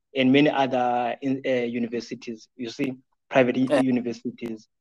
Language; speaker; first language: English; non-native, local second language; Xhosa